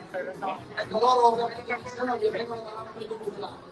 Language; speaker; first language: Italian; native; Italian